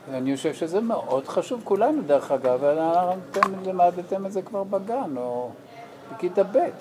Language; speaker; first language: Hebrew; non-native, fluent; English